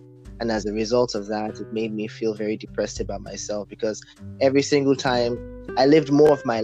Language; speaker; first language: English; non-native, local second language; Yoruba